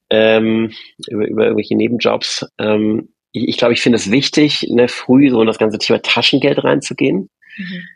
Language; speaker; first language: German; native; German